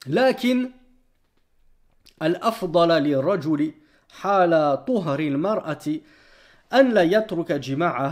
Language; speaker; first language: Arabic; non-native, fluent; French